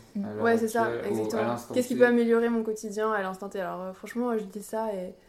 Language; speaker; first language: French; native; French